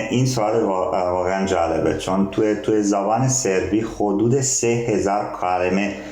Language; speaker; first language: Persian; non-native, learner; Serbian